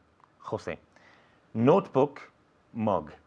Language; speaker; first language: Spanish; non-native, fluent; English